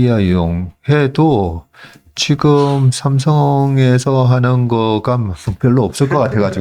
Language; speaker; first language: Korean; native; Korean